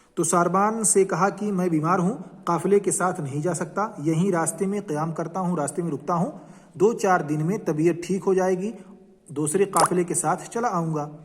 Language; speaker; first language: Urdu; native; Urdu